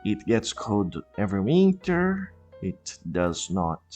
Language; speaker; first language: English; non-native, fluent; Portuguese